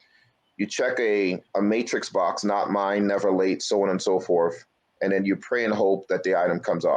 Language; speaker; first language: English; native; English